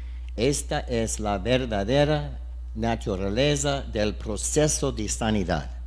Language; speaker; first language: Spanish; non-native, learner; English